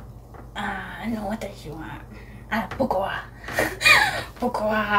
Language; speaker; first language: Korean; non-native, fluent; Japanese